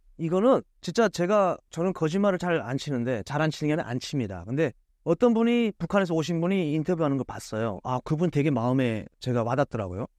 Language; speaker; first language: Korean; native; Korean